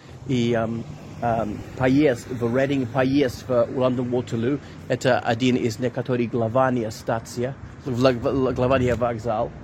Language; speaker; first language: Russian; non-native, learner; English